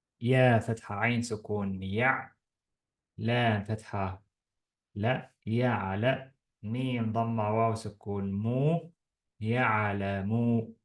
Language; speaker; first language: Arabic; non-native, fluent; Estonian